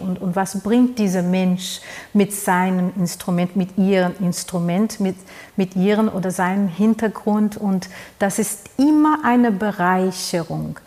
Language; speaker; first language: German; non-native, fluent; Portuguese